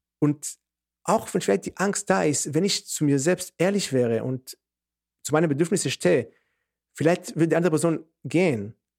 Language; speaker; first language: German; non-native, fluent; Hebrew